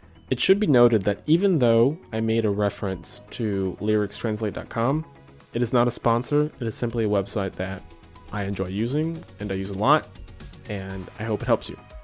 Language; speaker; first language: English; native; English